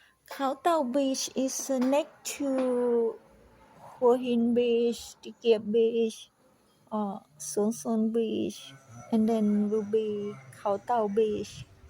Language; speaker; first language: English; non-native, learner; Thai